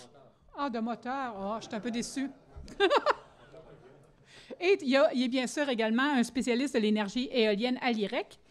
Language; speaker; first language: French; native; French